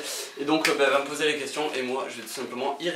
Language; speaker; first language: French; native; French